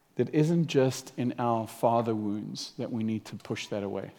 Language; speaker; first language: English; native; English